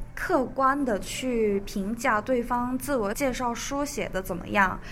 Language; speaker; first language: Chinese; early bilingual, other home language; Korean